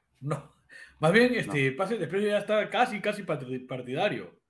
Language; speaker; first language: Spanish; native; Spanish